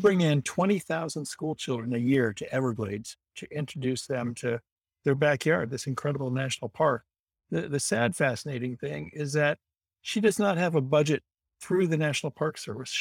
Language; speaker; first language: English; native; English